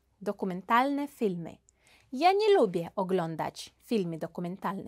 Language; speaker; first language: Polish; non-native, fluent; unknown